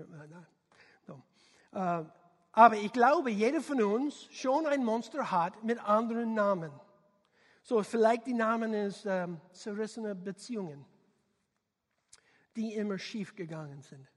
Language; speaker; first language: German; non-native, learner; English